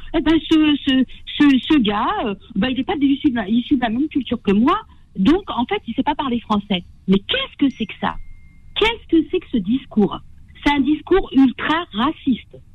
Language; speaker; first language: French; native; French